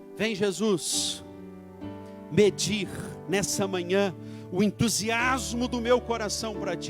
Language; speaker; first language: Portuguese; native; Portuguese